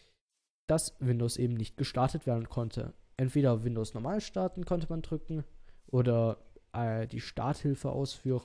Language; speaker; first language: German; native; German